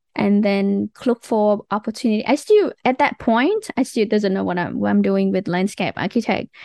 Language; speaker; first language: English; non-native, fluent; Vietnamese